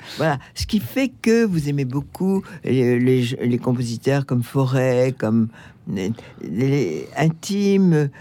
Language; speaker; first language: French; native; French